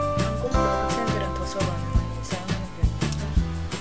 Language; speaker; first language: Korean; non-native, learner; Turkish